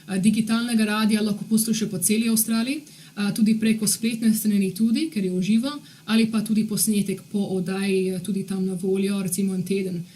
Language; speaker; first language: Slovenian; early bilingual, heritage; Slovenian